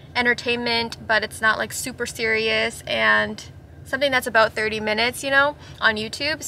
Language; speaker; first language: English; early bilingual, other home language; Japanese